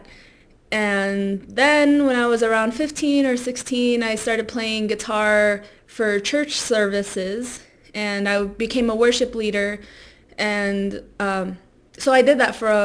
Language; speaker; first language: English; early bilingual, other home language; Spanish